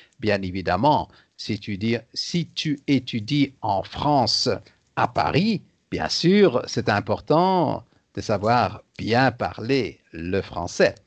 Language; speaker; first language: French; native; French